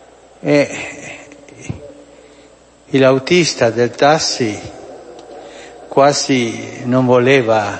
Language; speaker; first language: Italian; non-native, fluent; Spanish